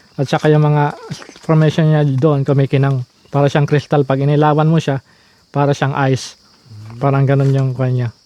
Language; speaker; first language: Filipino; non-native, local second language; Waray